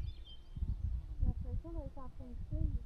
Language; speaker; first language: French; native; French